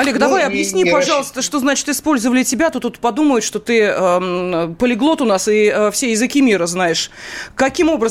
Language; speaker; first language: Russian; native; Russian